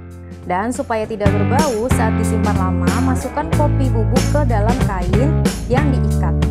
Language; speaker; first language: Indonesian; native; Indonesian